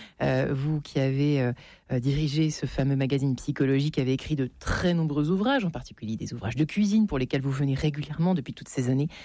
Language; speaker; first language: French; native; French